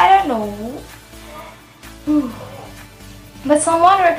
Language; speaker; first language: English; non-native, learner; Indonesian